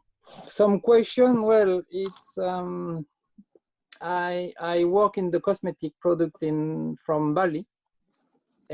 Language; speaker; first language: English; non-native, learner; French